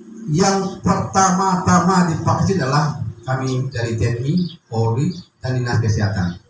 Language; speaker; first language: Indonesian; native; Indonesian